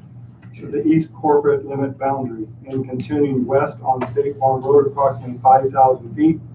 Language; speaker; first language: English; native; English